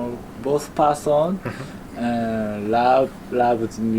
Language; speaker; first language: English; non-native, learner; Japanese